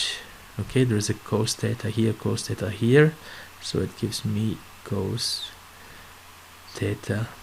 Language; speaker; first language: English; non-native, fluent; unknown